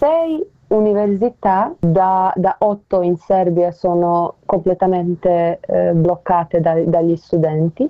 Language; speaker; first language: Italian; non-native, learner; Serbian